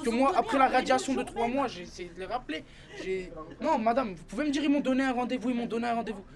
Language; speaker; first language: French; native; French